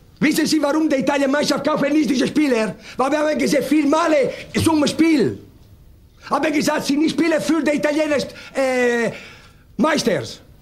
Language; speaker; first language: German; non-native, learner; Italian